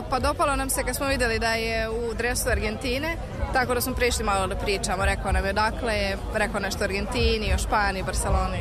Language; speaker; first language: Serbian; native; Serbian